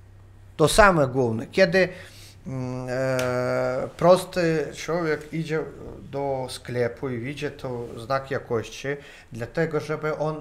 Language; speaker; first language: Polish; non-native, learner; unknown